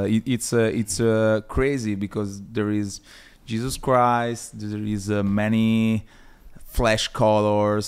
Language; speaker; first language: English; non-native, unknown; Italian